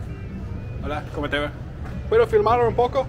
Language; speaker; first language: Spanish; non-native, learner; English